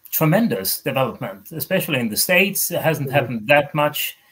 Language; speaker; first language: English; non-native, fluent; Swedish